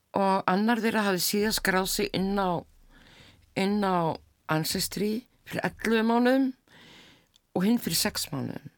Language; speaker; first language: Icelandic; native; Icelandic